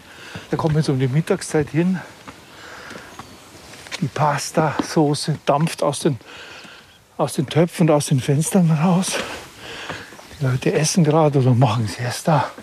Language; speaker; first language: German; native; German